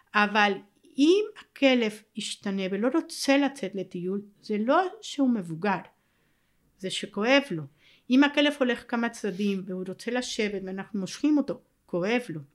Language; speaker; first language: Hebrew; non-native, fluent; Spanish